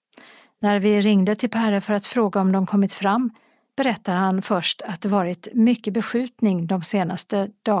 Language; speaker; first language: Swedish; native; Swedish